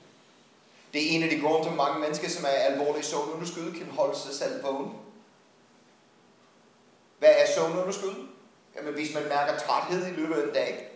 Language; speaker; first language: Danish; non-native, fluent; English